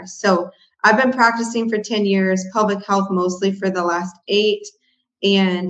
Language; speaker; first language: English; native; English